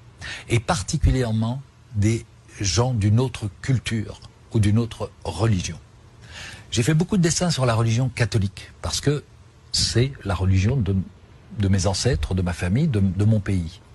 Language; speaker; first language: French; native; French